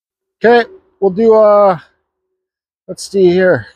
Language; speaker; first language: English; native; English